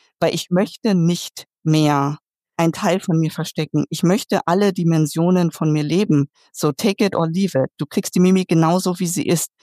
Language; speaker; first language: German; early bilingual, other home language; Vietnamese